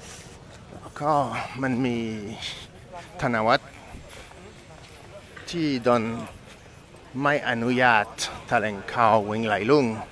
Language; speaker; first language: Thai; non-native, fluent; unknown